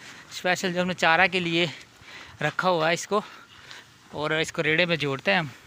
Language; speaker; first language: Hindi; non-native, local second language; Punjabi